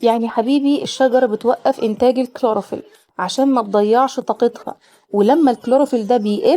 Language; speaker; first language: Arabic; native; Arabic